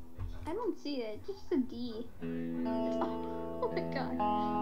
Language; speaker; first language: English; native; English